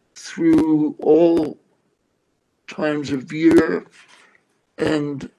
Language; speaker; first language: English; native; English